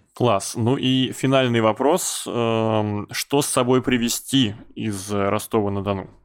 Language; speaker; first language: Russian; native; Russian